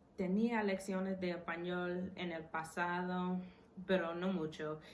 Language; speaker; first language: Spanish; non-native, learner; English